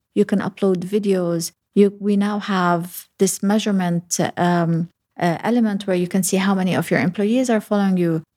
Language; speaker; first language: English; early bilingual, other home language; Arabic